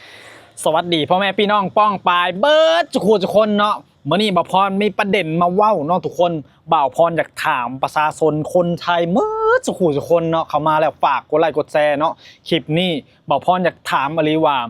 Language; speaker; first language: Thai; non-native, local second language; Lao